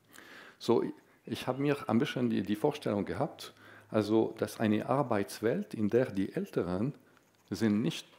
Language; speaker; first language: German; non-native, fluent; Arabic